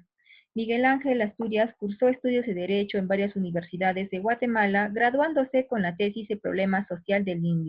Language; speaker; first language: Spanish; native; Spanish